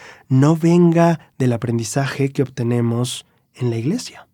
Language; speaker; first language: Spanish; native; Spanish